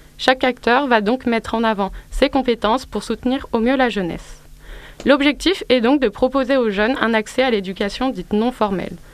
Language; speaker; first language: French; native; French